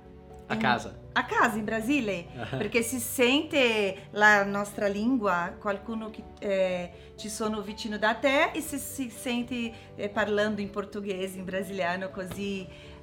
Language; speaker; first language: Italian; non-native, learner; Portuguese